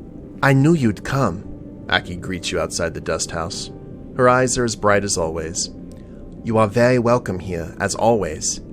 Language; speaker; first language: English; native; English